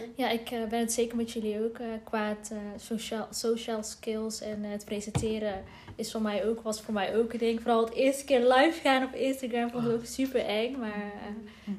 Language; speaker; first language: Dutch; early bilingual, other home language; Somali